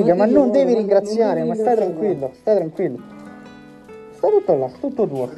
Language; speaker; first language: Italian; native; Italian